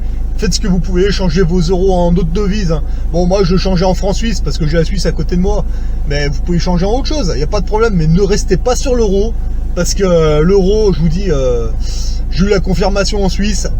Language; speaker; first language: French; native; French